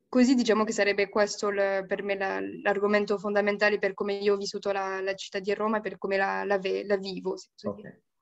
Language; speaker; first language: Italian; non-native, fluent; French